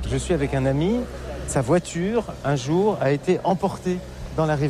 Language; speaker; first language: French; native; French